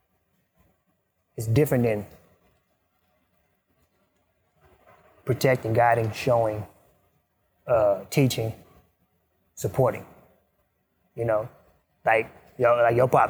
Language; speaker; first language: English; non-native, fluent; Arabic